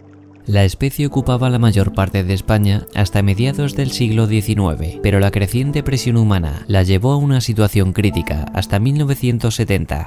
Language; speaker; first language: Spanish; native; Spanish